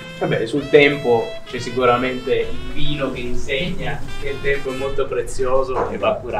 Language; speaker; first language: Italian; native; Italian